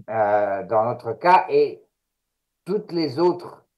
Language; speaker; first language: French; non-native, fluent; Greek